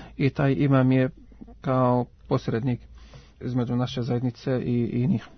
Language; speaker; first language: Serbian; non-native, fluent; Arabic